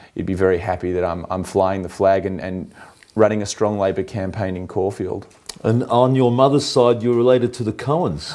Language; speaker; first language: English; native; English